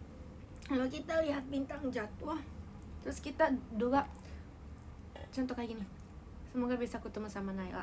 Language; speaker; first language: Indonesian; native; Indonesian